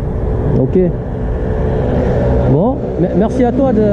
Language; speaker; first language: French; native; French